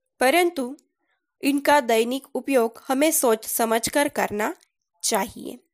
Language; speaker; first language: Hindi; non-native, local second language; Marathi